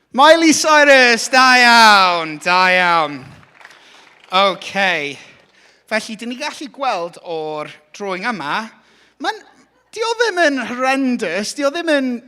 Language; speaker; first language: Welsh; non-native, local second language; English